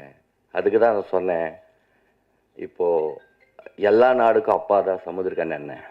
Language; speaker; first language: Tamil; non-native, learner; Telugu